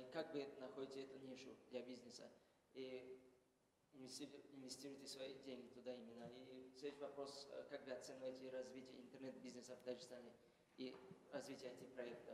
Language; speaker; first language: Russian; non-native, local second language; Tajik